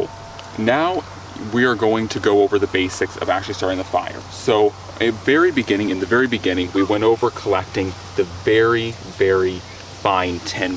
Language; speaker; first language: English; native; English